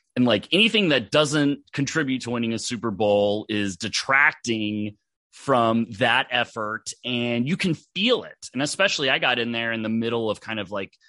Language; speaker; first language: English; native; English